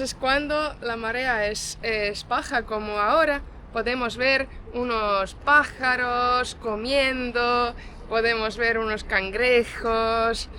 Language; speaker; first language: Spanish; non-native, fluent; Estonian